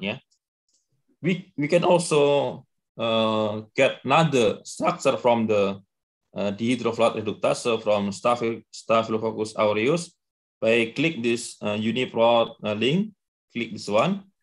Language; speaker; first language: English; non-native, learner; Indonesian